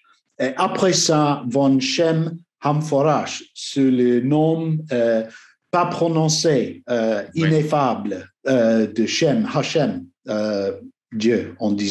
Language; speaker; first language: French; non-native, learner; English